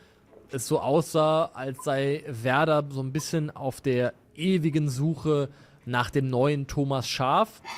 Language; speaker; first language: German; native; German